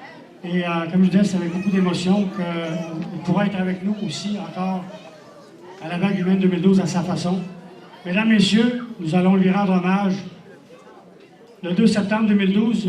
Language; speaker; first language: French; native; French